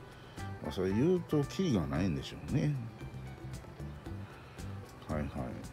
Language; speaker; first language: Japanese; native; Japanese